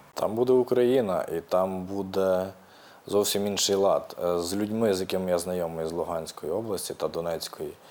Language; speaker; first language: Ukrainian; native; Ukrainian